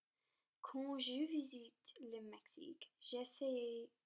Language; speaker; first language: French; non-native, local second language; English